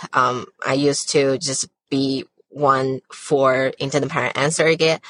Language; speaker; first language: English; non-native, fluent; Chinese